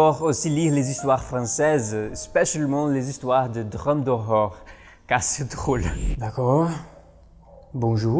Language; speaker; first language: French; non-native, learner; Portuguese